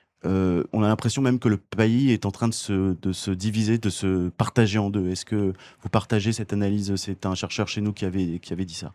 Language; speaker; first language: French; native; French